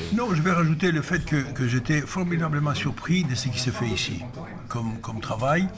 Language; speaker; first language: French; non-native, fluent; Greek